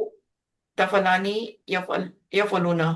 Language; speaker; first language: Arabic; non-native, learner; Urdu